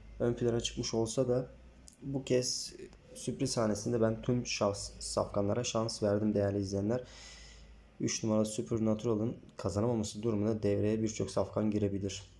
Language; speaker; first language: Turkish; native; Turkish